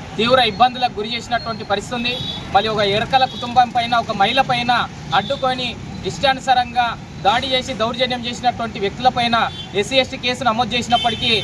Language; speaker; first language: Telugu; native; Telugu